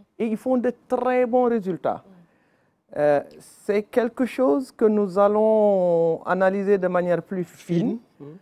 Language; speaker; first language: French; non-native, local second language; Wolof